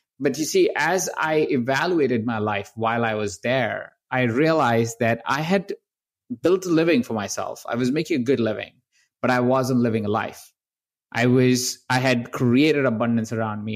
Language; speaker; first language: English; non-native, local second language; Hindi